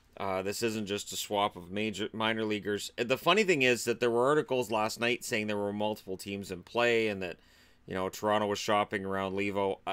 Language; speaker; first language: English; native; English